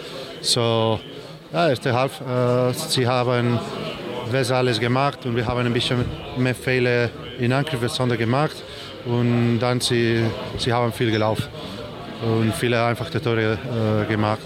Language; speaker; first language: German; non-native, learner; Spanish